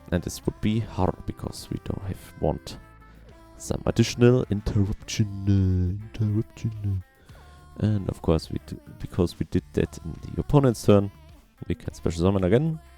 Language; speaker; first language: English; non-native, fluent; German